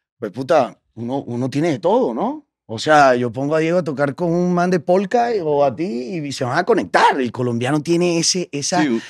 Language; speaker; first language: Spanish; native; Spanish